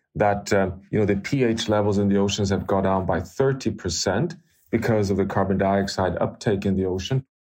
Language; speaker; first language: English; non-native, fluent; Swedish